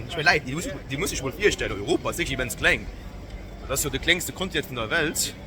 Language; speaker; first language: German; non-native, local second language; Luxembourgish